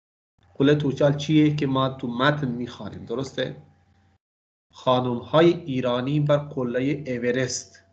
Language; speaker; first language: Persian; non-native, fluent; Urdu